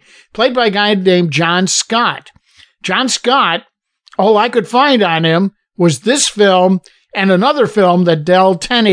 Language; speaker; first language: English; native; English